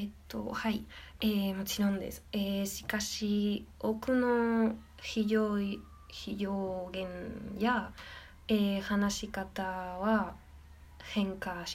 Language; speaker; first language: Japanese; non-native, learner; Spanish